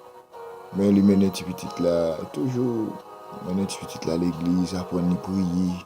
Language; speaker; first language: French; non-native, local second language; Haitian Creole